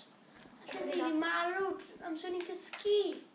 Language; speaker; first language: Welsh; native; Welsh